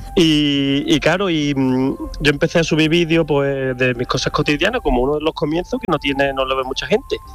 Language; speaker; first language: Spanish; native; Spanish